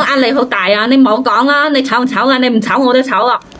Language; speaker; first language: Cantonese; native; Cantonese